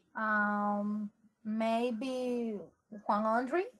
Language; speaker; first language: English; non-native, fluent; Spanish